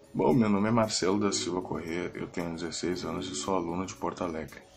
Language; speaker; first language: Portuguese; native; Portuguese